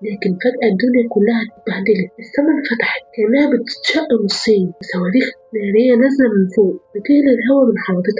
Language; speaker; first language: Arabic; native; Arabic